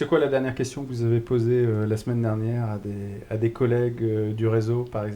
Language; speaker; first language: French; native; French